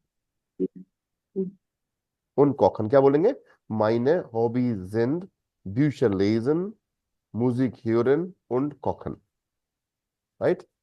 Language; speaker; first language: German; non-native, fluent; Hindi